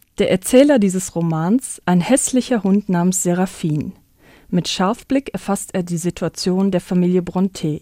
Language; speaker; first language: German; native; German